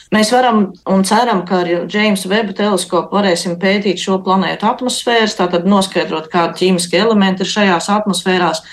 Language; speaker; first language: Latvian; native; Latvian